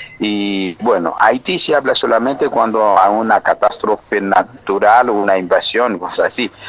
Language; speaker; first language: Spanish; non-native, fluent; Haitian Creole